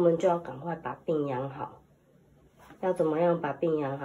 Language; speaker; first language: Chinese; native; Chinese